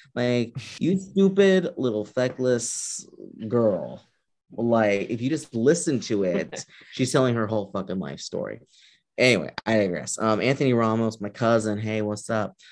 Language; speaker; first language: English; early bilingual, other home language; Spanish